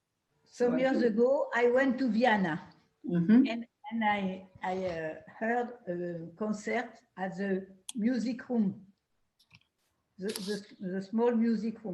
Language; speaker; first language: English; non-native, learner; French